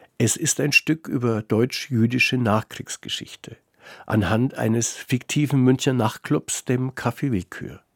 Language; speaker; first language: German; native; German